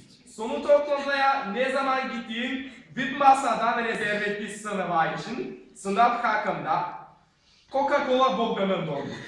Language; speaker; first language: Turkish; non-native, learner; Bulgarian